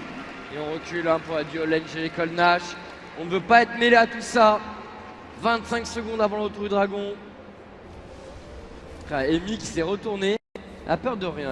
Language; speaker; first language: French; native; French